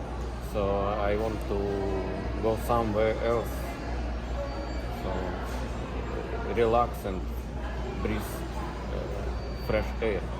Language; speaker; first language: English; non-native, learner; Russian